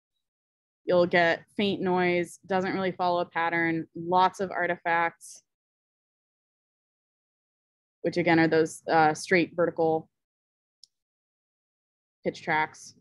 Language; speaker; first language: English; native; English